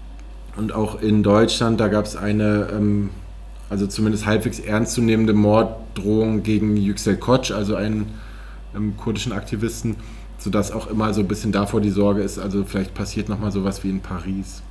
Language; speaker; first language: German; native; German